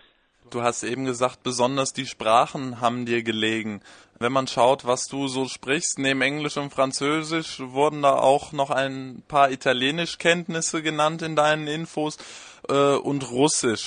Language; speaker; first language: German; native; German